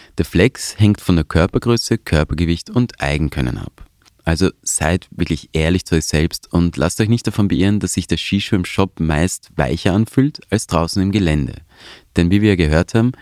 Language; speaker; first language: German; native; German